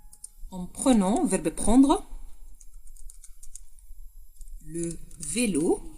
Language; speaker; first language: French; non-native, fluent; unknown